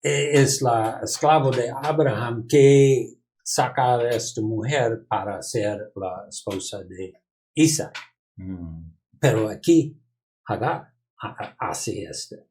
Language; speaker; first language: Spanish; non-native, learner; English